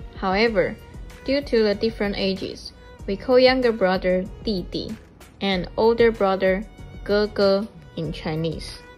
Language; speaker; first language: English; non-native, fluent; Chinese